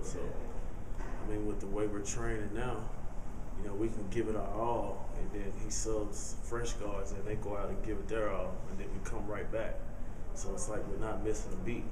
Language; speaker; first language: English; native; English